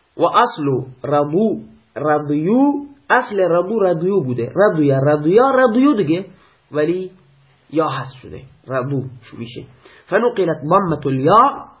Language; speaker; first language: Persian; native; Persian